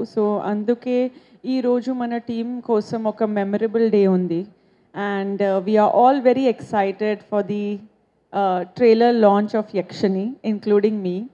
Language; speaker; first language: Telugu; non-native, learner; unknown